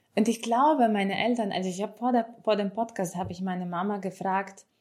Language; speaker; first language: German; non-native, fluent; Ukrainian